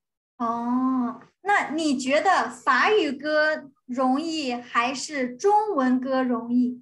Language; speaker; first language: Chinese; non-native, learner; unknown